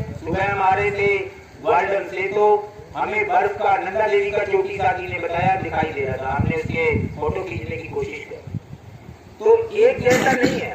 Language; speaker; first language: Hindi; native; Hindi